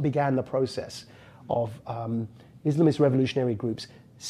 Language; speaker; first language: English; native; English